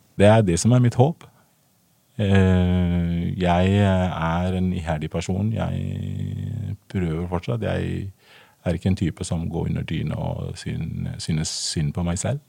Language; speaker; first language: Norwegian; non-native, fluent; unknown